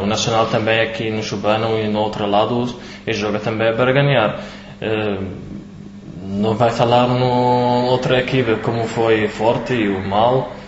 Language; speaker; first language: Portuguese; non-native, learner; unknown